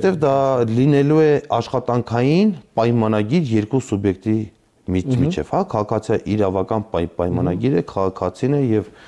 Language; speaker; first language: Armenian; native; Armenian